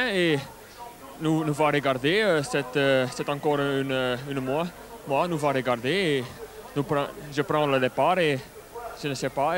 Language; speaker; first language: French; non-native, learner; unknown